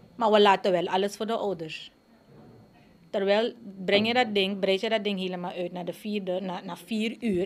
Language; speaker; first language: Dutch; native; Dutch